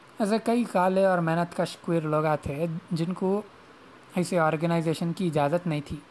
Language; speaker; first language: Urdu; native; Urdu